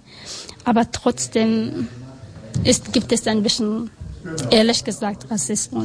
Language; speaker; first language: German; non-native, learner; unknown